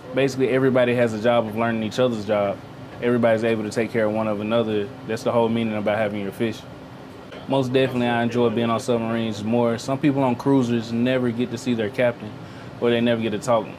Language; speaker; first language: English; native; English